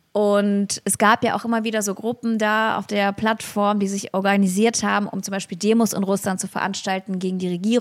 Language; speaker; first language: German; early bilingual, other home language; Russian